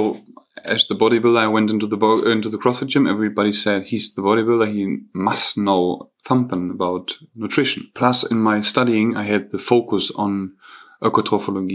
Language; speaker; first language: English; non-native, fluent; German